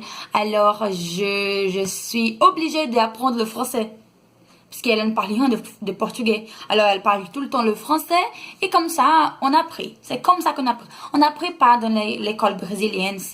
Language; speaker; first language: French; non-native, learner; Portuguese